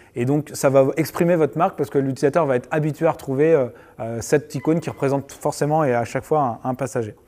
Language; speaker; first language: French; native; French